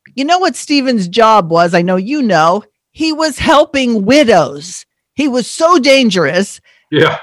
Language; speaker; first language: English; native; English